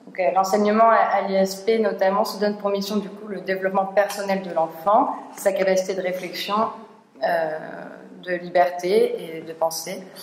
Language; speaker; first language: French; native; French